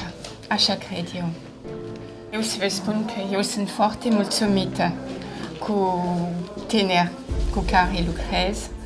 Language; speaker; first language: Romanian; non-native, fluent; French